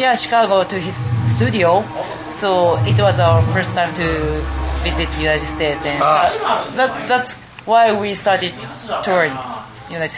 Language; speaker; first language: English; non-native, fluent; Japanese